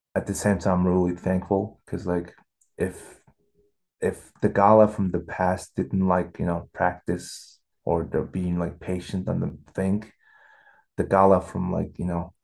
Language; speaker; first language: English; non-native, fluent; Mongolian